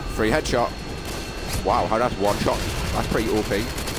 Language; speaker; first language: English; native; English